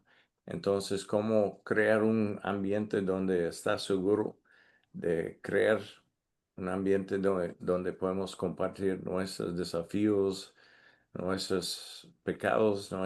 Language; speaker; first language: Spanish; non-native, fluent; English